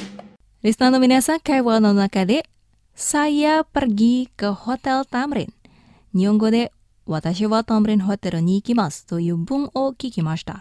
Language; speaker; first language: Japanese; non-native, fluent; Indonesian